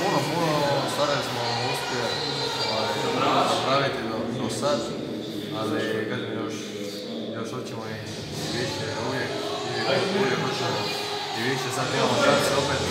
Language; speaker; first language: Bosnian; non-native, learner; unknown